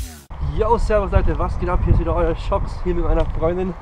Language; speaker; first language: German; native; German